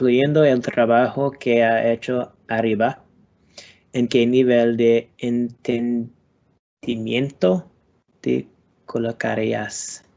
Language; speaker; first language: Spanish; non-native, learner; English